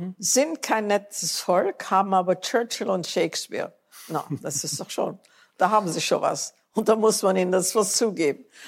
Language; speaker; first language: German; native; German